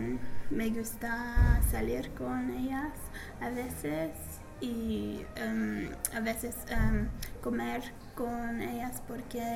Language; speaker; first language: Spanish; non-native, learner; English